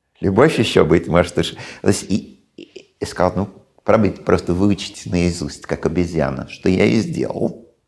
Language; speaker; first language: Russian; non-native, fluent; English